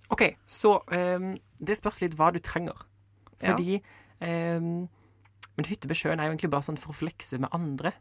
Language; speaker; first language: Norwegian; native; Norwegian